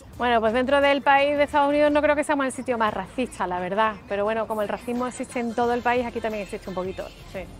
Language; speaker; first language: Spanish; native; Spanish